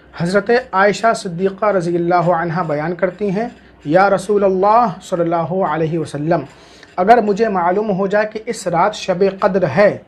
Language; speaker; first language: Hindi; native; Hindi